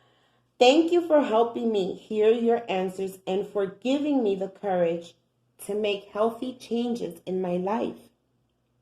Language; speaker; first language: English; native; English